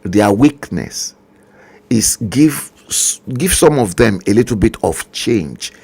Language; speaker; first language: English; non-native, local second language; Yoruba